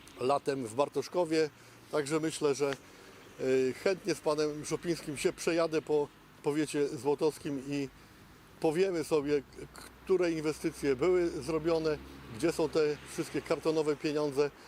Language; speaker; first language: Polish; native; Polish